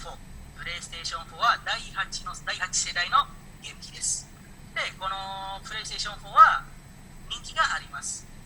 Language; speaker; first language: Japanese; non-native, learner; Indonesian